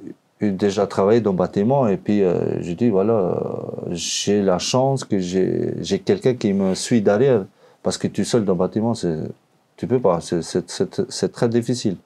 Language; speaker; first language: French; non-native, learner; Albanian